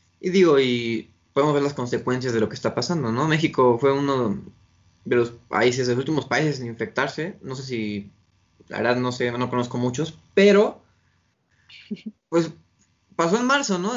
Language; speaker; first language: Spanish; native; Spanish